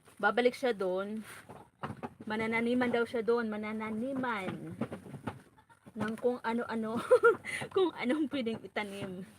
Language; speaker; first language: Filipino; non-native, local second language; Bikol